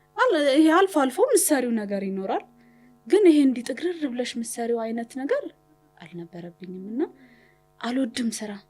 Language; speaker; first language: Amharic; native; Amharic